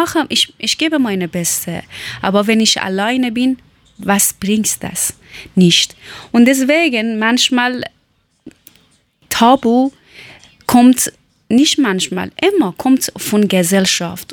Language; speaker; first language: German; non-native, learner; Persian